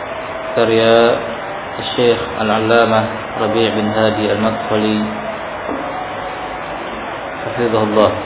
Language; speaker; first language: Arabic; non-native, fluent; Indonesian